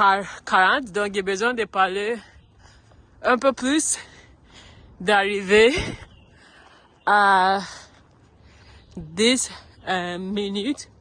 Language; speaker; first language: French; non-native, learner; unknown